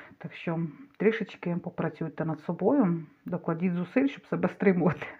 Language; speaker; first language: Ukrainian; non-native, local second language; Russian